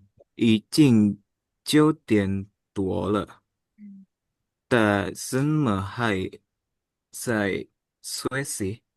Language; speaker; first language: Chinese; non-native, learner; Indonesian